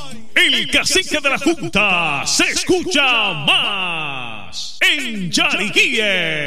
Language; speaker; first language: Spanish; native; Spanish